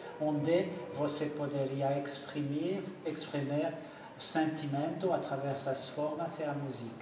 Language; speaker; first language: Portuguese; non-native, learner; French